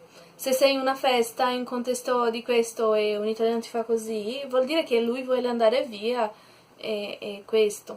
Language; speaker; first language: Italian; non-native, learner; Portuguese